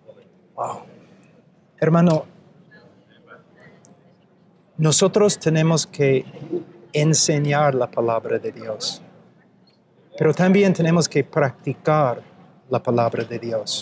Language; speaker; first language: Spanish; non-native, fluent; English